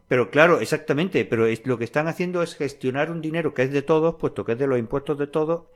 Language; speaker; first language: Spanish; native; Spanish